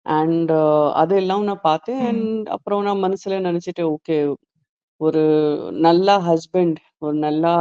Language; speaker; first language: Tamil; non-native, learner; Gujarati